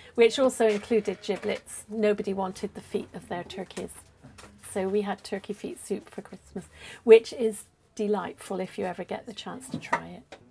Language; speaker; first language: English; native; English